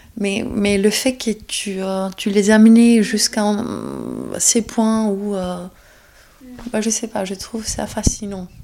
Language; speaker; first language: French; non-native, fluent; Greek